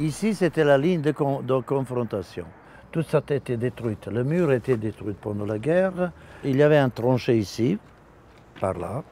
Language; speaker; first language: French; non-native, fluent; Serbian